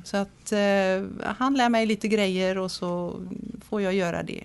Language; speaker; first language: Swedish; non-native, fluent; Dutch